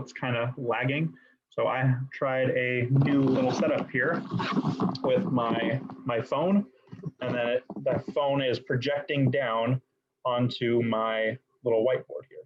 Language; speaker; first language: English; native; English